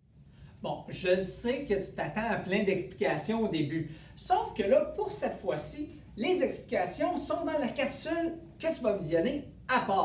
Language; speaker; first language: French; native; French